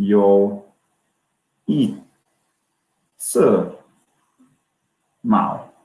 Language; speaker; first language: Chinese; non-native, learner; English